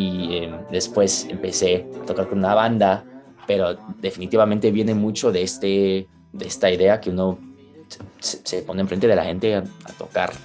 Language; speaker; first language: Spanish; early bilingual, heritage; Spanish